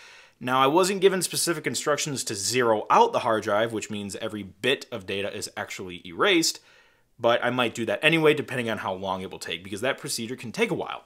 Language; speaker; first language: English; native; English